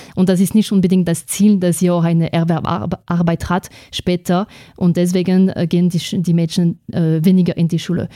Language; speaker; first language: German; non-native, fluent; French